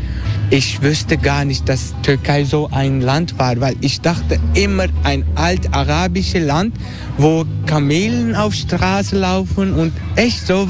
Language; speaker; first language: German; non-native, learner; Turkish